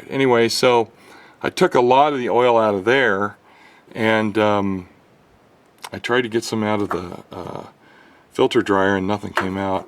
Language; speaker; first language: English; native; English